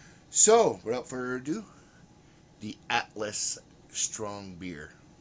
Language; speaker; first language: English; early bilingual, other home language; French